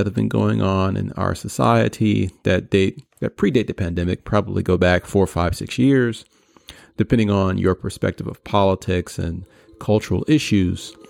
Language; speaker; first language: English; native; English